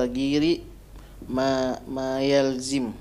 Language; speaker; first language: Arabic; non-native, learner; Indonesian